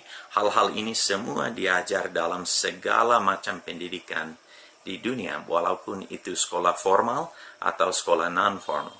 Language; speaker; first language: Indonesian; non-native, fluent; English